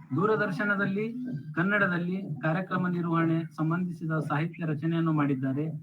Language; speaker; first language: Kannada; native; Kannada